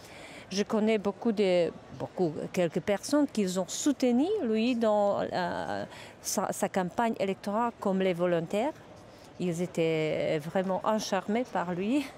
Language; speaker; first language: French; non-native, fluent; Czech